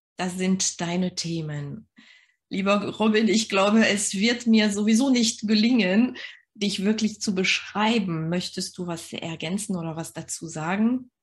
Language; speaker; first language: German; non-native, fluent; French